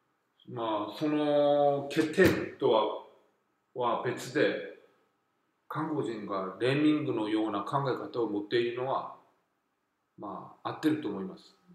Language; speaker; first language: Japanese; non-native, fluent; Korean